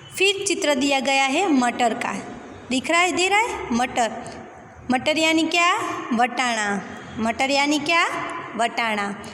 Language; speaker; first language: Hindi; non-native, local second language; Gujarati